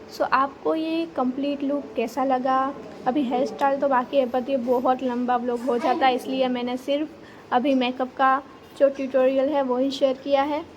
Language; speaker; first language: Hindi; non-native, local second language; Gujarati